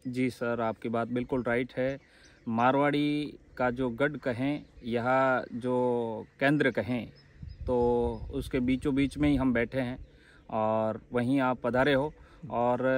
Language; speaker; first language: Hindi; native; Hindi